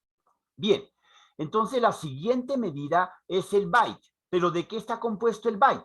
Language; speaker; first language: Spanish; native; Spanish